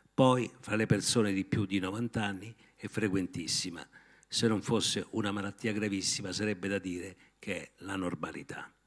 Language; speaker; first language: Italian; native; Italian